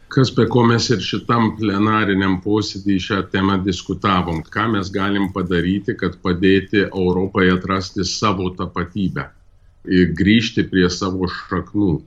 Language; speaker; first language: Lithuanian; early bilingual, heritage; Lithuanian